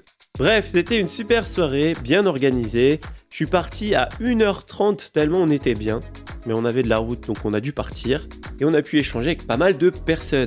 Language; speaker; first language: French; native; French